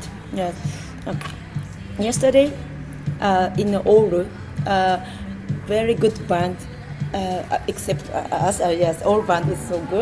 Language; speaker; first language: English; non-native, learner; Japanese